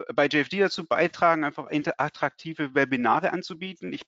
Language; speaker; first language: German; native; German